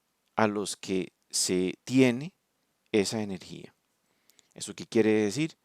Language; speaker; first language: Spanish; native; Spanish